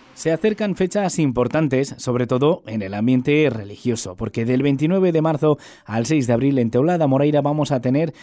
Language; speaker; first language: Spanish; native; Spanish